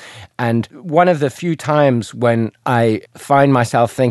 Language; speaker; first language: English; native; English